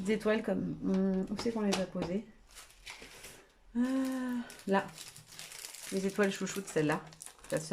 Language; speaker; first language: French; native; French